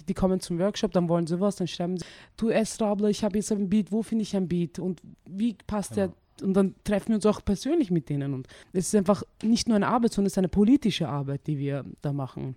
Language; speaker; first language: German; early bilingual, other home language; Turkish